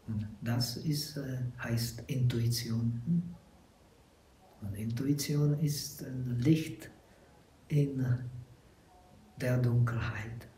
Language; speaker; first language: German; non-native, fluent; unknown